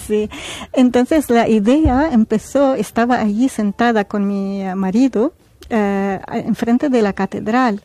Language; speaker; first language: Spanish; non-native, fluent; Arabic